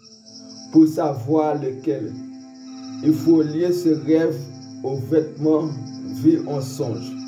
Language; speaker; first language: French; non-native, local second language; Haitian Creole